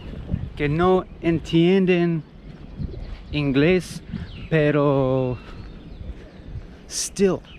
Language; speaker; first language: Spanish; non-native, learner; English